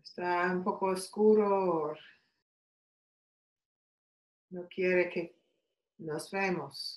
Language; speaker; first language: Spanish; non-native, learner; English